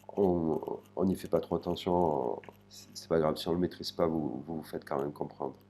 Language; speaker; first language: French; native; French